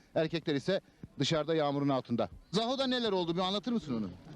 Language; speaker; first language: Turkish; native; Turkish